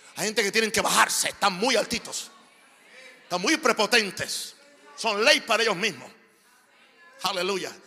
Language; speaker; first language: Spanish; native; Spanish